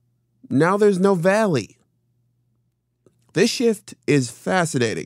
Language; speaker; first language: English; native; English